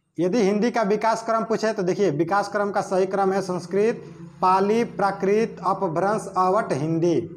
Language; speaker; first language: Hindi; native; Hindi